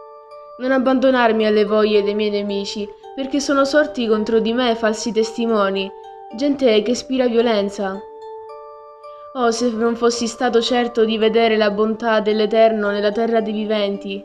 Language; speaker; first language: Italian; native; Italian